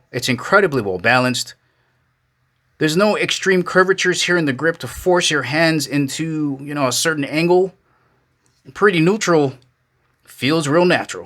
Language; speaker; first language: English; native; English